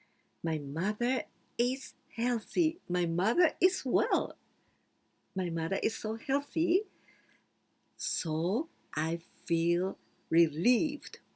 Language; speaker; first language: English; non-native, fluent; Japanese